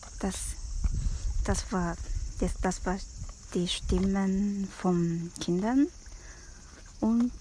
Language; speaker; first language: German; non-native, learner; Japanese